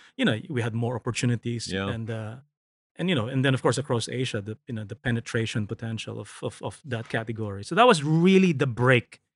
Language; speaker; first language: English; non-native, local second language; Filipino